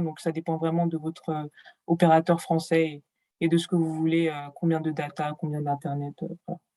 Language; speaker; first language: French; native; French